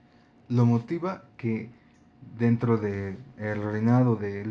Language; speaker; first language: Spanish; native; Spanish